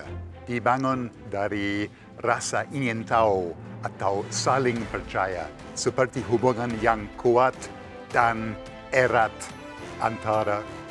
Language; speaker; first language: Indonesian; non-native, fluent; English